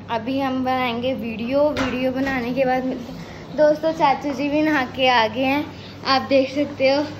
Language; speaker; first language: Hindi; non-native, local second language; Punjabi